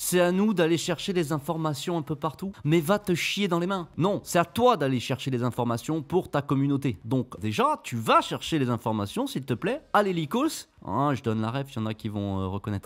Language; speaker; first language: French; native; French